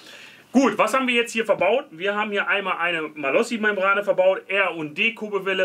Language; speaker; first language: German; native; German